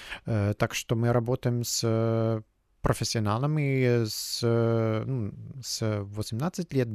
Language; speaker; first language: Russian; non-native, fluent; German